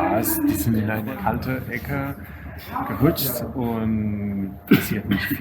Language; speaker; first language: German; non-native, fluent; Spanish